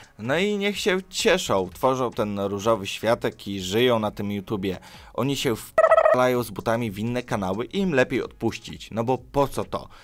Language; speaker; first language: Polish; early bilingual, other home language; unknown